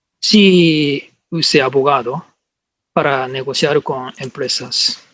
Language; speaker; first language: Spanish; non-native, learner; Japanese